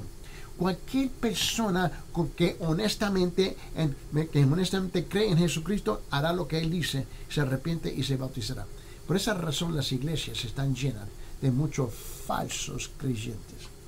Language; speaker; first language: Spanish; early bilingual, heritage; Spanish